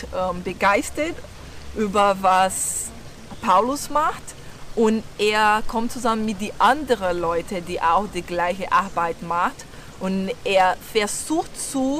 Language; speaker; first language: German; non-native, learner; Portuguese